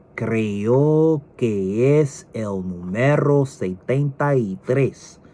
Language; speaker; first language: Spanish; non-native, learner; English